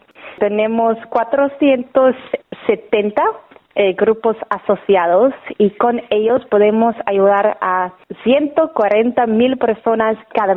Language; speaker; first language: Spanish; non-native, fluent; English